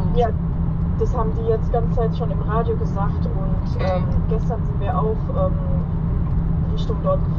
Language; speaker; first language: German; native; German